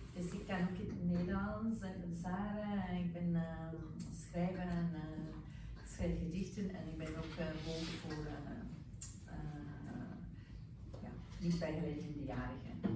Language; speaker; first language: Dutch; non-native, fluent; English